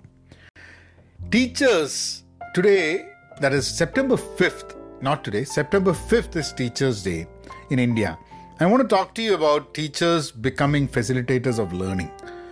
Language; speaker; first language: English; non-native, local second language; Malayalam